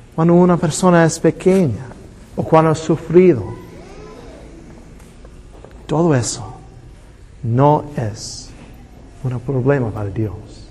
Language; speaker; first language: Spanish; non-native, fluent; English